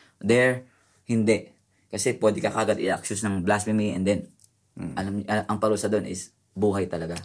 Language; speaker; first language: Filipino; native; Filipino